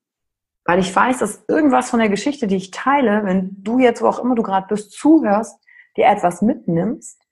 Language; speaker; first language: German; native; German